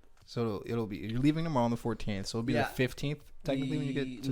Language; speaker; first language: English; native; English